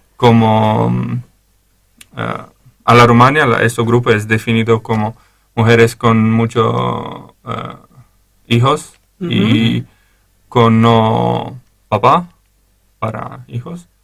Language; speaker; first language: Spanish; non-native, learner; Romanian